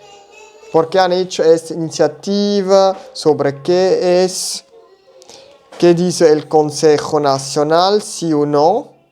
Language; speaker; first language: Spanish; non-native, learner; German